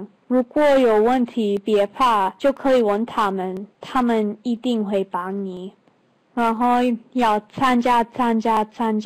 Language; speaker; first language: Chinese; non-native, learner; English